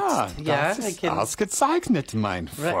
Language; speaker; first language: German; non-native, learner; English